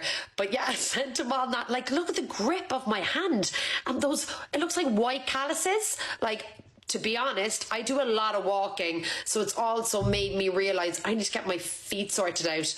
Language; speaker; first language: English; native; English